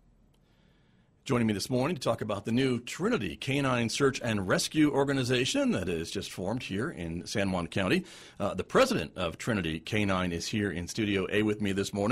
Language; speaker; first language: English; native; English